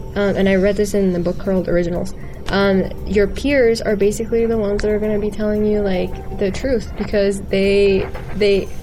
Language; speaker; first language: English; early bilingual, other home language; Spanish